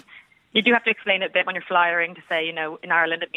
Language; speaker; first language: English; native; English